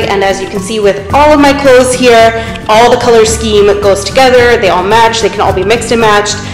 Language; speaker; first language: English; native; English